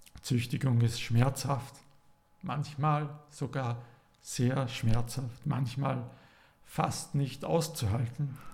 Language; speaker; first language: German; native; German